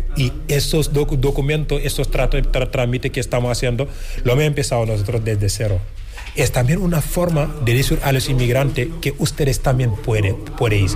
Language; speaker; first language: Spanish; non-native, fluent; Wolof